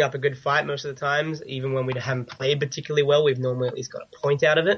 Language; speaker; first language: English; native; English